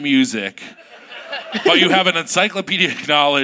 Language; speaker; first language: English; native; English